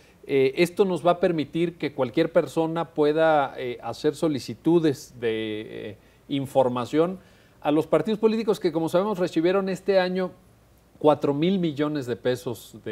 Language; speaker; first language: Spanish; native; Spanish